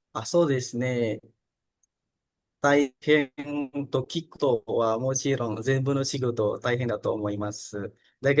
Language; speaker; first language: Japanese; non-native, learner; Indonesian